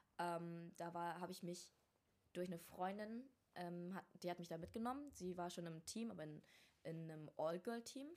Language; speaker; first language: German; early bilingual, other home language; Vietnamese